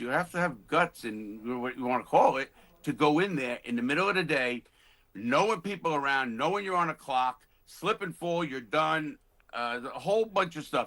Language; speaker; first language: English; native; English